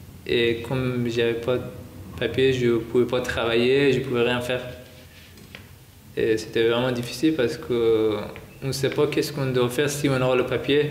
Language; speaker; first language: French; non-native, fluent; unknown